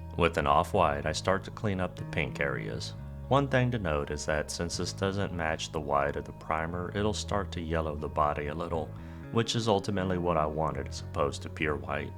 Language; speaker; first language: English; native; English